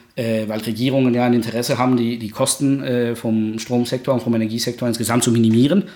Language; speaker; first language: German; non-native, fluent; Spanish